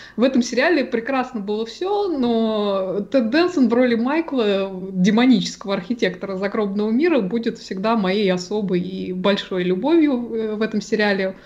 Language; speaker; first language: Russian; native; Russian